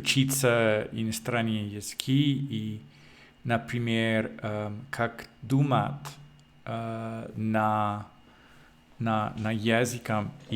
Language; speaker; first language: Russian; non-native, learner; English